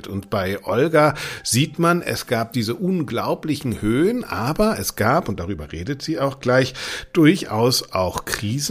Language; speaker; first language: German; native; German